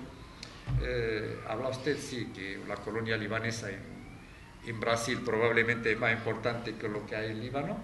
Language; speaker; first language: Spanish; non-native, fluent; Arabic